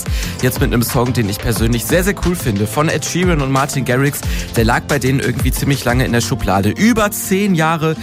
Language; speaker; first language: German; native; German